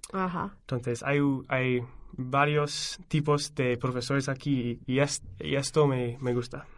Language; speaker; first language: Spanish; non-native, fluent; English